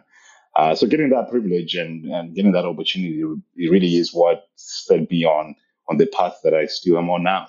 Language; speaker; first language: English; non-native, local second language; Shona